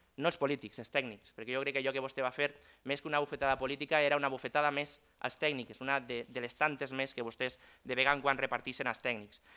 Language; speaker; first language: Catalan; native; Catalan